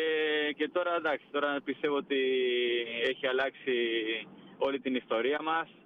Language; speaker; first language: Greek; non-native, fluent; Spanish